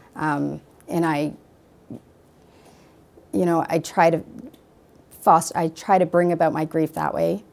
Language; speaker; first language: English; native; English